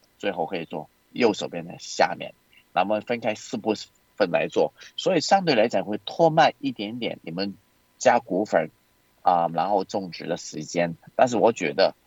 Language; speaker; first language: Chinese; non-native, local second language; Cantonese